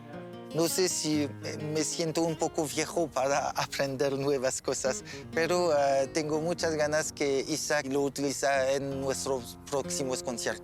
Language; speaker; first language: Spanish; non-native, learner; French